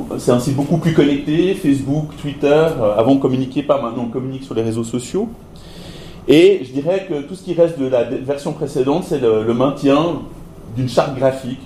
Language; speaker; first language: French; native; French